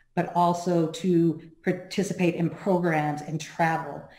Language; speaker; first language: English; native; English